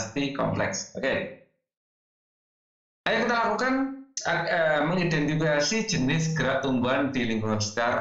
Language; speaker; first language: Indonesian; native; Indonesian